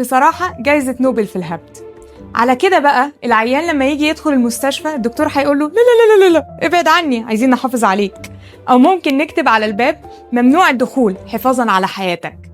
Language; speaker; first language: Arabic; native; Arabic